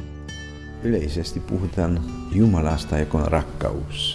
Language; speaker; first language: Finnish; non-native, fluent; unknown